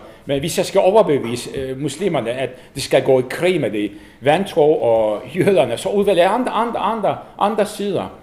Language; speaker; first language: Danish; non-native, fluent; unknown